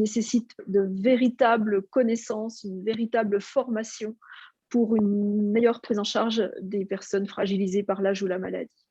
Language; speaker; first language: French; native; French